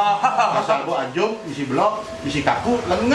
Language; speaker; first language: Indonesian; non-native, local second language; Balinese